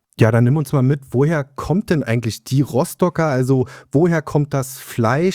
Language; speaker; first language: German; native; German